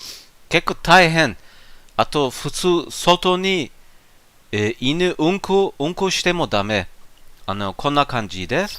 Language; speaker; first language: Japanese; non-native, learner; German